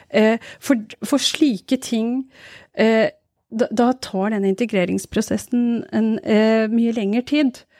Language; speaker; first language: Norwegian; early bilingual, other home language; Urdu